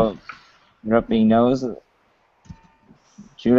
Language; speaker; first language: English; non-native, learner; Vietnamese